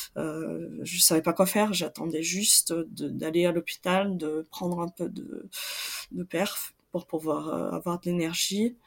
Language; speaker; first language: French; non-native, fluent; Portuguese